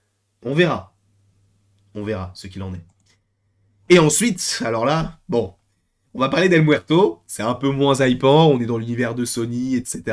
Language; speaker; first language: French; native; French